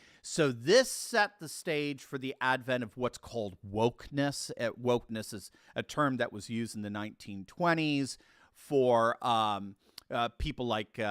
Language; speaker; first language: English; native; English